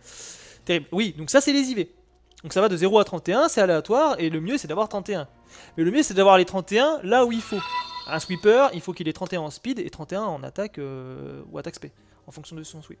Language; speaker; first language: French; native; French